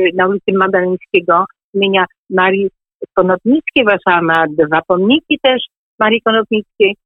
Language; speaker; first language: Polish; native; Polish